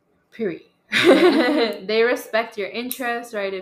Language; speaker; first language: English; early bilingual, other home language; Spanish